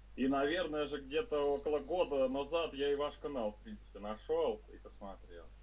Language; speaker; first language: Russian; native; Russian